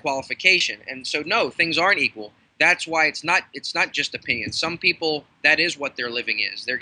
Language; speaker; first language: English; native; English